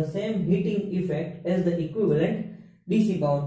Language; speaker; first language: English; non-native, local second language; Gujarati